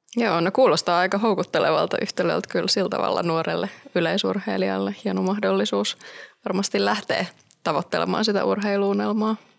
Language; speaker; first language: Finnish; native; Finnish